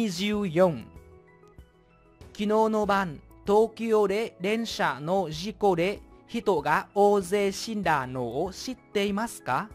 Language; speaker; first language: Japanese; non-native, fluent; Vietnamese